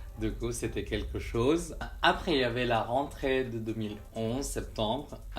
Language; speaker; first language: French; non-native, fluent; Filipino